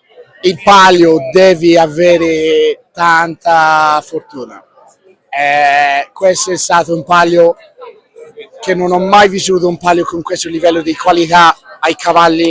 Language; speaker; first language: Italian; non-native, fluent; English